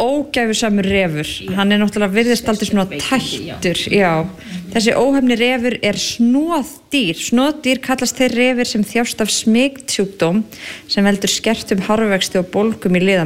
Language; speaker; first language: Icelandic; native; Icelandic